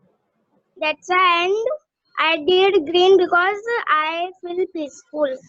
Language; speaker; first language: English; non-native, learner; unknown